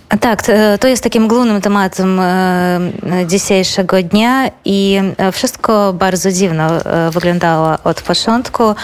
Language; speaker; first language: Polish; non-native, fluent; Belarusian